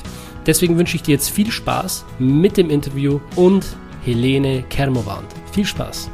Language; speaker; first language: German; native; German